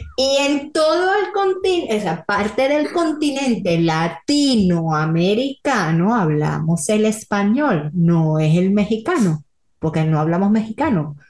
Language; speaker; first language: Spanish; native; Spanish